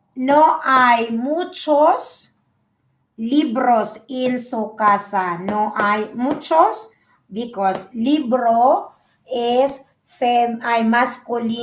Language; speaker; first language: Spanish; non-native, learner; Filipino